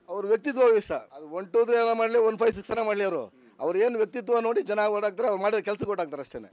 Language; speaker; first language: Kannada; native; Kannada